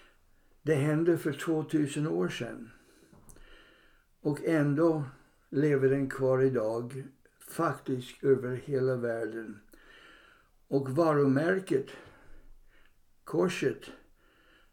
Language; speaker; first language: Swedish; non-native, fluent; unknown